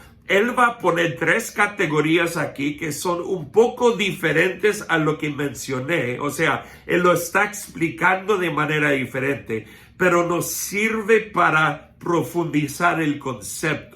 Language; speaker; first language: Spanish; non-native, fluent; English